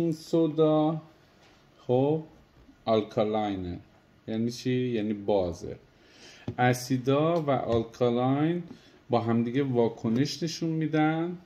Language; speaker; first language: Persian; native; Persian